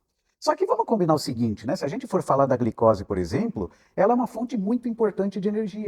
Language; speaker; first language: Portuguese; native; Portuguese